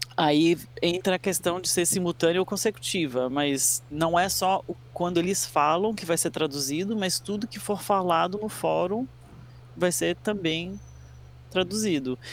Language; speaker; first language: Portuguese; early bilingual, other home language; English